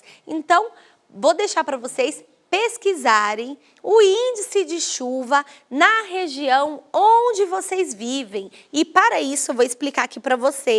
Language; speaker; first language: Portuguese; native; Portuguese